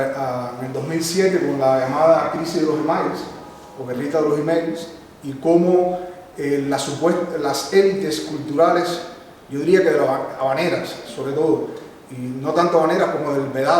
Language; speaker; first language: Spanish; native; Spanish